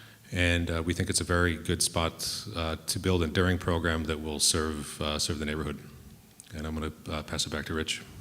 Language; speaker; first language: English; native; English